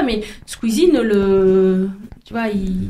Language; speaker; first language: French; native; French